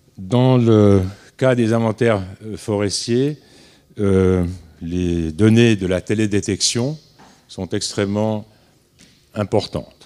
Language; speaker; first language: French; native; French